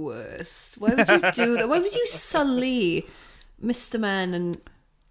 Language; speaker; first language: English; non-native, local second language; Welsh